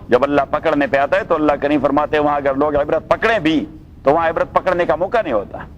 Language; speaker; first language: Urdu; non-native, local second language; Pashto